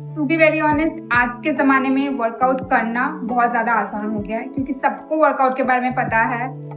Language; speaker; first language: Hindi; non-native, local second language; Bangla